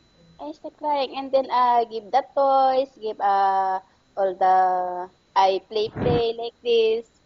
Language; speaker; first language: English; non-native, learner; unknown